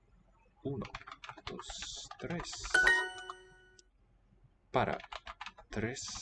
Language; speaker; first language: Spanish; non-native, learner; English